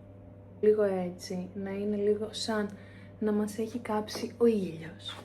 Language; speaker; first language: Greek; native; Greek